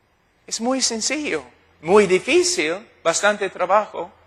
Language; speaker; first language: Spanish; non-native, fluent; English